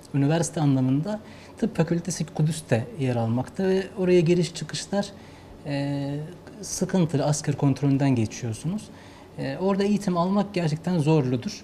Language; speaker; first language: Turkish; non-native, fluent; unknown